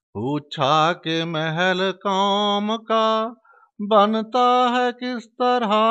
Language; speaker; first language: Hindi; non-native, local second language; Punjabi